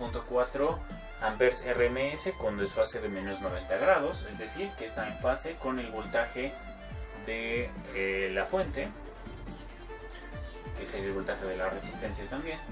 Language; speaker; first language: Spanish; native; Spanish